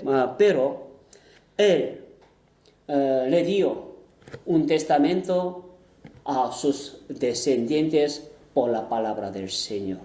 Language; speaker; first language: Spanish; non-native, fluent; Korean